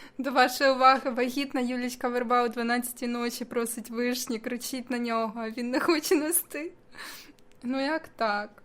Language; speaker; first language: Ukrainian; native; Ukrainian